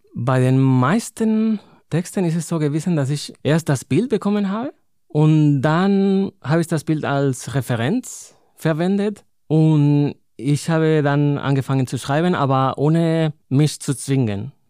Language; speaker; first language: German; non-native, fluent; Spanish